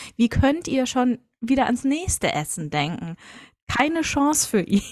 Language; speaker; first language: German; native; German